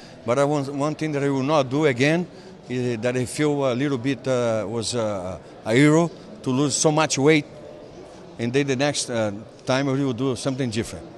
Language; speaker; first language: English; non-native, fluent; Portuguese